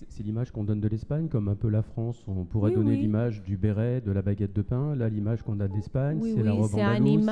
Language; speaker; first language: French; native; French